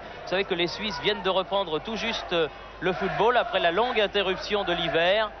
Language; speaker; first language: French; native; French